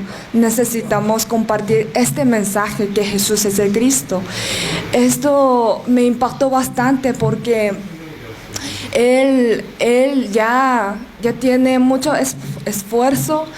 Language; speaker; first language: Spanish; non-native, learner; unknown